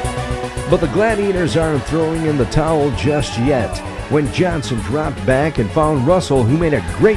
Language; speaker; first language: English; native; English